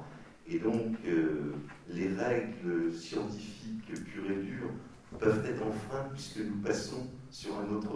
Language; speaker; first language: French; native; French